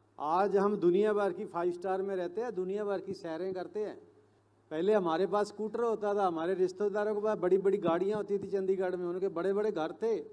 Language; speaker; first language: Hindi; non-native, local second language; Punjabi